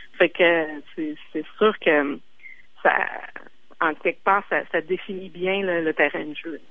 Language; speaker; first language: French; native; French